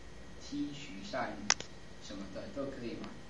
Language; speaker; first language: Chinese; non-native, fluent; English